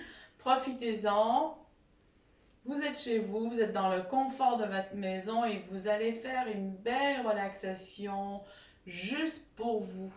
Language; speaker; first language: French; native; French